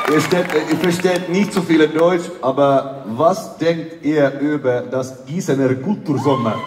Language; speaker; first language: German; non-native, fluent; Finnish